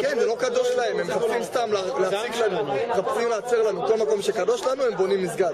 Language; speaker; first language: Hebrew; native; Hebrew